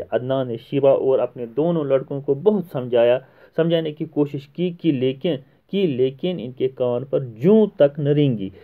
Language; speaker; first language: Urdu; non-native, local second language; Kashmiri